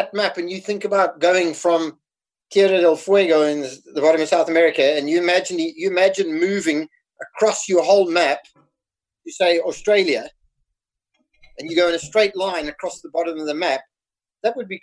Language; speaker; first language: English; native; English